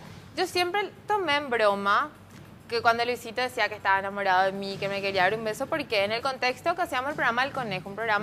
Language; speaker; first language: Spanish; native; Spanish